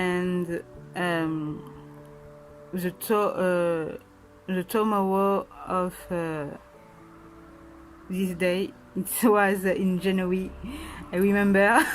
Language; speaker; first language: English; non-native, learner; French